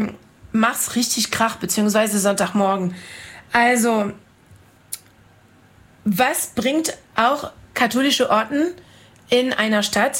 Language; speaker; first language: German; non-native, fluent; French